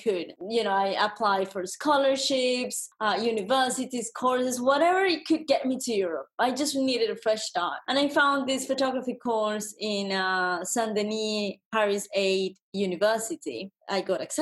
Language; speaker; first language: English; non-native, fluent; Spanish